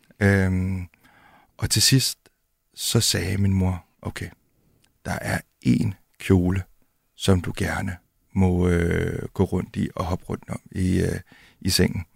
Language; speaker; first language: Danish; early bilingual, other home language; Indonesian